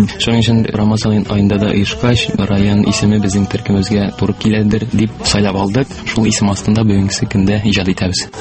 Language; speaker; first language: Tatar; native; Tatar